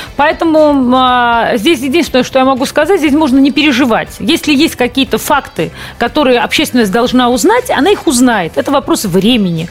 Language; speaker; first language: Russian; native; Russian